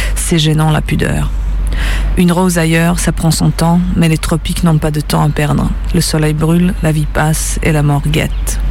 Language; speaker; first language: French; early bilingual, other home language; Serbian